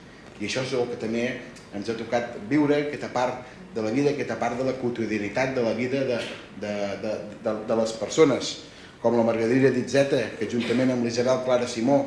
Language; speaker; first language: Catalan; native; Catalan